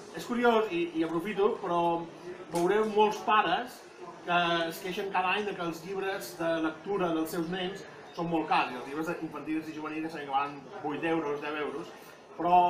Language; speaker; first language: Catalan; native; Catalan